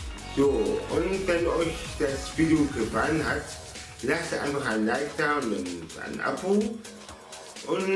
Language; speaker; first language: German; non-native, learner; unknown